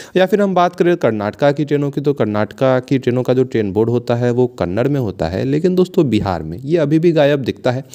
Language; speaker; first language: Hindi; native; Hindi